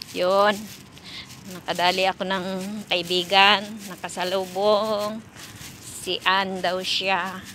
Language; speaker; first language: Filipino; non-native, local second language; Cebuano